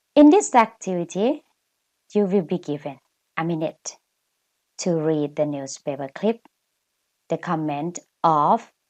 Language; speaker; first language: English; non-native, fluent; Thai